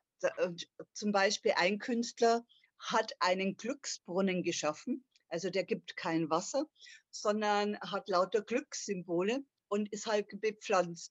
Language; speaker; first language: German; native; German